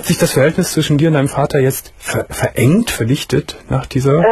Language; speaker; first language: German; native; German